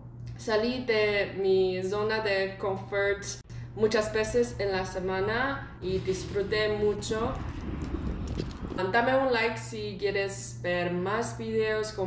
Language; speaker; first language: Spanish; non-native, learner; Chinese